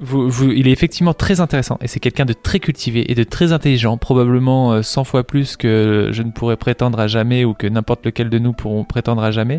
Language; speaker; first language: French; native; French